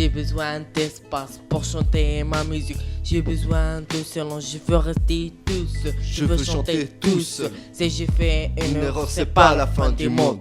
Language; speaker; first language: French; non-native, learner; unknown